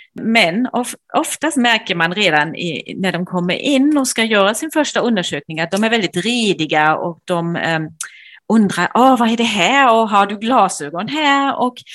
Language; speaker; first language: Swedish; non-native, fluent; German